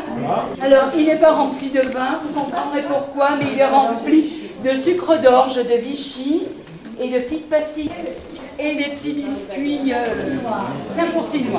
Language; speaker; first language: French; native; French